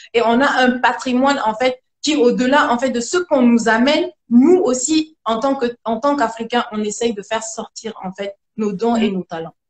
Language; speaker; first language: French; non-native, local second language; Mandingo